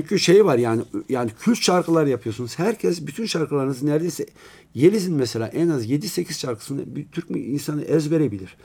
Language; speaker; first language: Turkish; native; Turkish